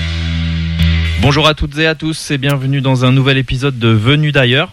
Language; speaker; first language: French; native; French